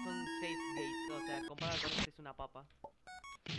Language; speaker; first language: Spanish; native; Spanish